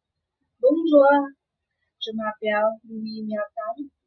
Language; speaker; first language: French; non-native, learner; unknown